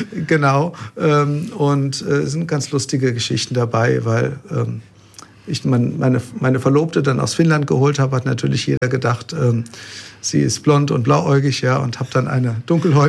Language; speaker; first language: German; native; German